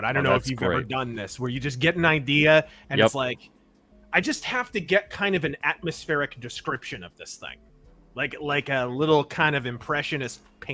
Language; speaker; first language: English; native; English